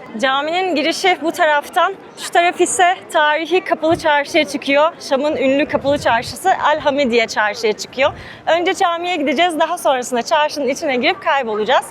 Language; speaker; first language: Turkish; native; Turkish